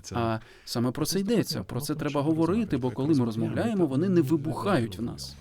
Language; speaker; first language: Ukrainian; non-native, fluent; Polish